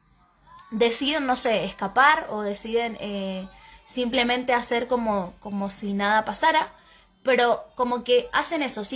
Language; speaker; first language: Spanish; native; Spanish